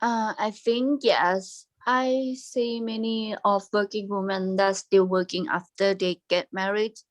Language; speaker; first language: English; non-native, learner; Thai